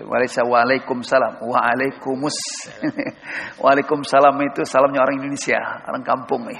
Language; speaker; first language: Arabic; non-native, fluent; Indonesian